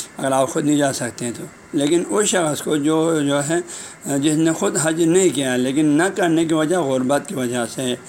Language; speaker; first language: Urdu; non-native, local second language; Balti